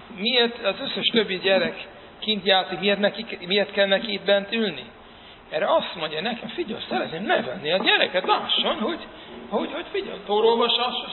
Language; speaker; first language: Hungarian; early bilingual, heritage; Hungarian